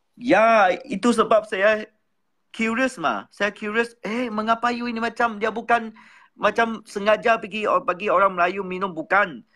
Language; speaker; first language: Malay; non-native, local second language; Chinese